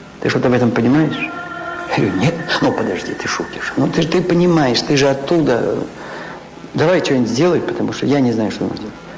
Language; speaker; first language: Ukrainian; native; Ukrainian